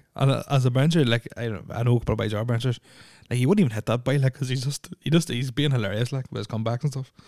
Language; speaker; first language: English; native; English